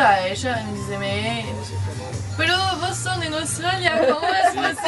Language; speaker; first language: Spanish; non-native, learner; French